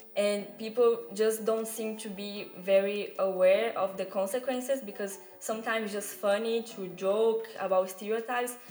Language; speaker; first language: English; non-native, fluent; Portuguese